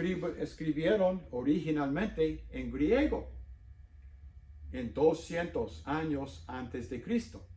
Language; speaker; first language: Spanish; non-native, fluent; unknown